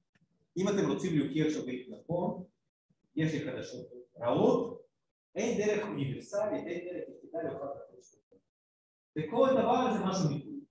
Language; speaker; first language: Hebrew; non-native, fluent; Russian